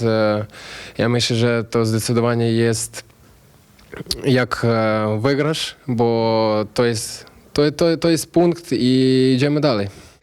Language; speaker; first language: Polish; non-native, learner; Ukrainian